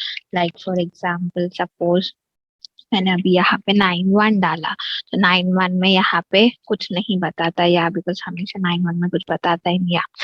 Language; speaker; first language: Hindi; native; Hindi